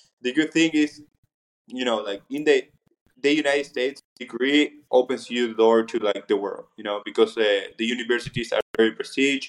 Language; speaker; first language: English; non-native, fluent; Spanish